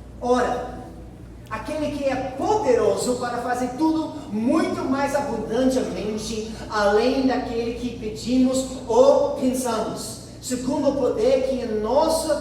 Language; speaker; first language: Portuguese; non-native, fluent; English